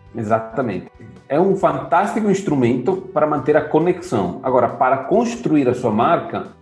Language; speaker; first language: Portuguese; non-native, fluent; Italian